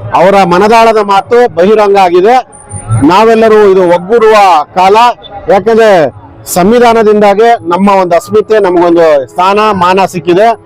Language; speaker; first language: Kannada; native; Kannada